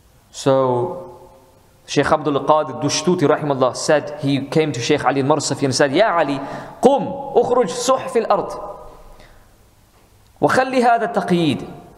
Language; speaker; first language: English; early bilingual, other home language; Hindi